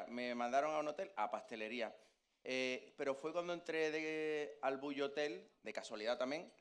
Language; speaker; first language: Spanish; native; Spanish